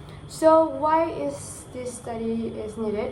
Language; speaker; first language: English; non-native, local second language; Malay